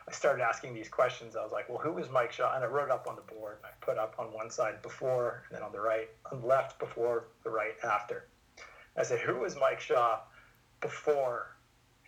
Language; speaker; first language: English; native; English